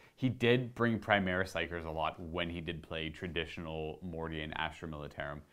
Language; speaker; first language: English; native; English